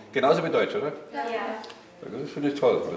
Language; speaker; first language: German; native; German